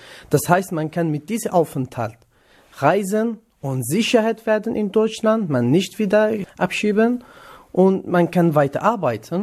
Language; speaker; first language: German; non-native, learner; Kurdish